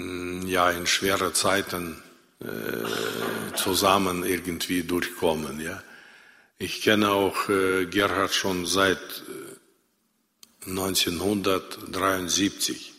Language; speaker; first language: German; non-native, fluent; Russian